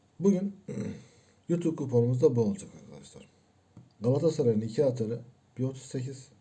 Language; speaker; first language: Turkish; native; Turkish